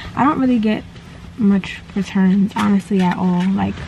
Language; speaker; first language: English; native; English